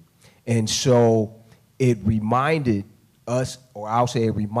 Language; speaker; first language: English; native; English